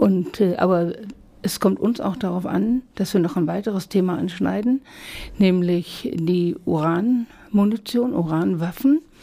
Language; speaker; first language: German; native; German